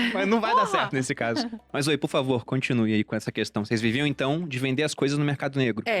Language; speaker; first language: Portuguese; native; Portuguese